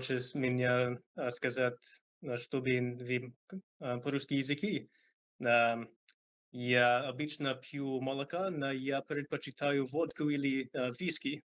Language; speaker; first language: Russian; non-native, learner; English